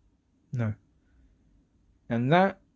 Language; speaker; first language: English; native; English